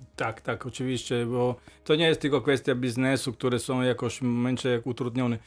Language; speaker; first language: Polish; non-native, fluent; Italian